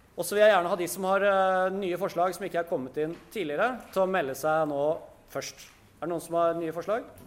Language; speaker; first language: Norwegian; native; Norwegian